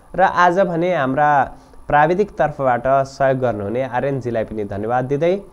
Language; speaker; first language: Nepali; native; Nepali